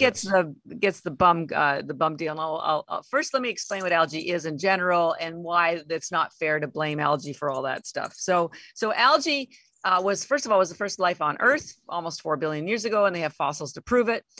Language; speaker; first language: English; native; English